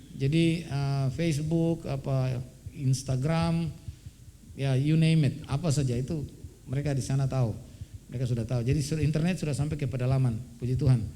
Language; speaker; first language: Indonesian; native; Indonesian